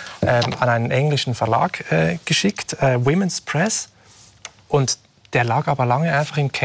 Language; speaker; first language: German; native; German